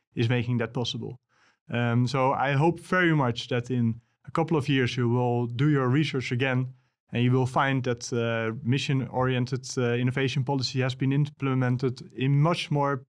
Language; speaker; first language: English; non-native, fluent; Dutch